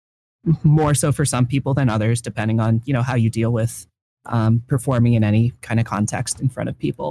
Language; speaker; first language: English; native; English